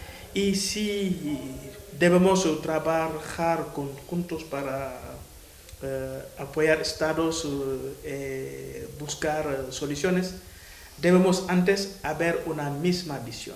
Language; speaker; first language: Spanish; non-native, fluent; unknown